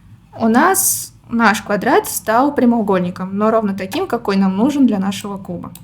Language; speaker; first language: Russian; native; Russian